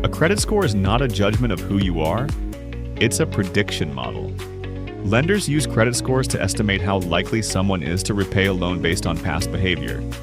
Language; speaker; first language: English; native; English